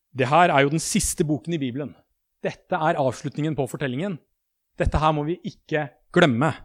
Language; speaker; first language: Norwegian; native; Norwegian